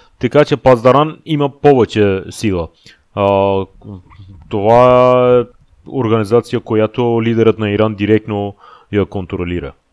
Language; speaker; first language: Bulgarian; non-native, fluent; Persian